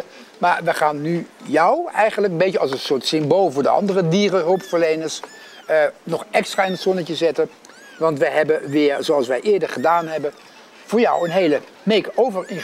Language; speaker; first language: Dutch; native; Dutch